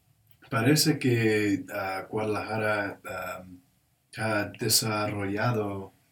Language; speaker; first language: Spanish; non-native, learner; English